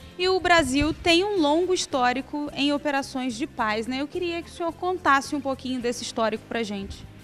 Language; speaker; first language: Portuguese; native; Portuguese